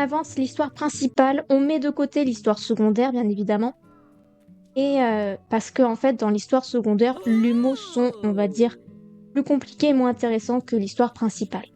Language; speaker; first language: French; native; French